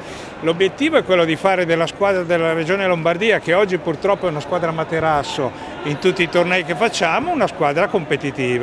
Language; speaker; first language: Italian; native; Italian